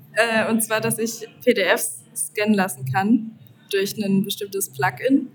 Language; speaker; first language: German; native; German